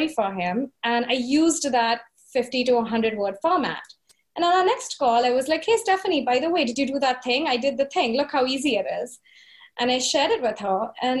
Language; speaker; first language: English; non-native, local second language; Hindi